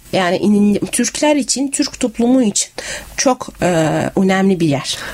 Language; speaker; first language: Turkish; native; Turkish